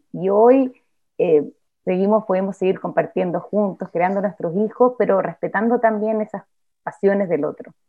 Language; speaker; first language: Spanish; native; Spanish